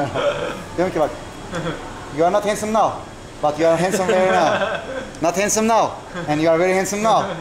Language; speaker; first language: English; non-native, learner; Turkish